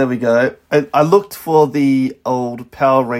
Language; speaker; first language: English; native; English